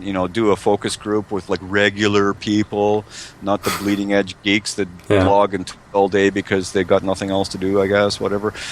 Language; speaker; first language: English; native; English